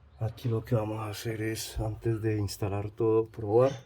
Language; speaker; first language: Spanish; native; Spanish